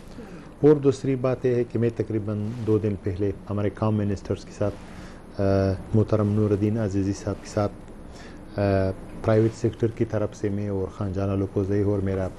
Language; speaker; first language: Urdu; non-native, learner; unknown